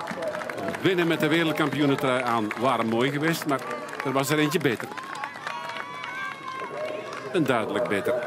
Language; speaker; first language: Dutch; native; Dutch